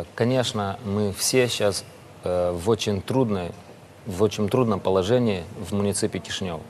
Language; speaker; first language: Russian; non-native, local second language; Romanian